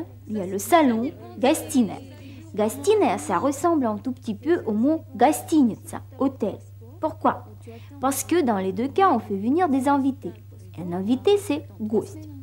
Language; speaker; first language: French; non-native, fluent; Russian